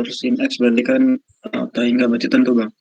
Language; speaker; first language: Indonesian; native; Indonesian